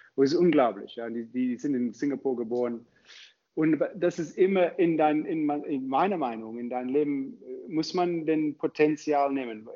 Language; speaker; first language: German; non-native, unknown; English